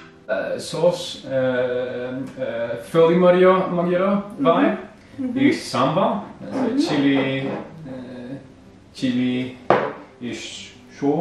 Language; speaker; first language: Hungarian; non-native, learner; Dutch